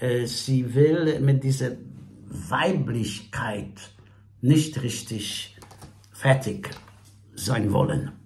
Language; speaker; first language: German; non-native, fluent; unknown